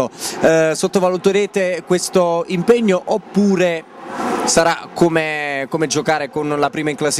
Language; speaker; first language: Italian; native; Italian